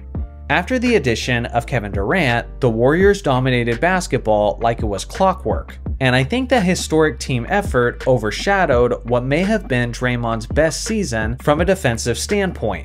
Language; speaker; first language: English; native; English